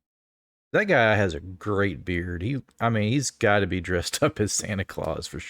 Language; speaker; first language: English; native; English